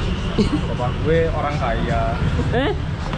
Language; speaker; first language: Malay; non-native, local second language; Balinese